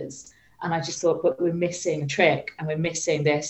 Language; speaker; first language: English; native; English